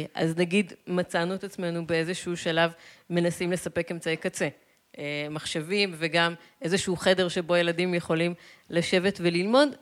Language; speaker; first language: Hebrew; early bilingual, other home language; Russian